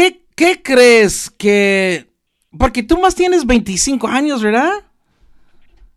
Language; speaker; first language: Spanish; early bilingual, heritage; Spanish